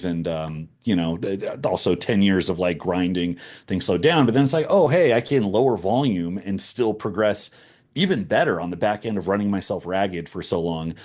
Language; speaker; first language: English; native; English